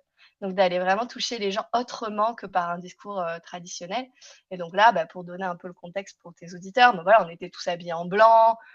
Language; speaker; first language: French; native; French